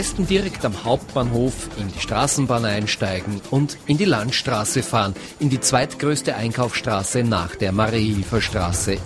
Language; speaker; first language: German; native; German